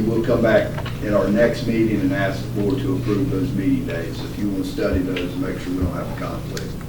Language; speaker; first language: English; native; English